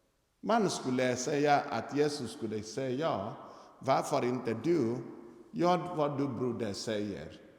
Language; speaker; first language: Swedish; non-native, fluent; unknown